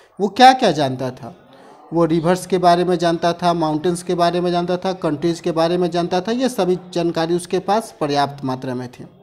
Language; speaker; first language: Hindi; native; Hindi